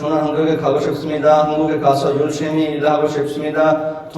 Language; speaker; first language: Korean; non-native, learner; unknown